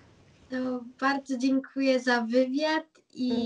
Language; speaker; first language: Polish; early bilingual, heritage; German